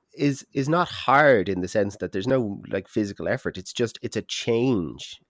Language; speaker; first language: English; native; English